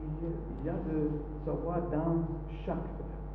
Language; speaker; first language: French; non-native, learner; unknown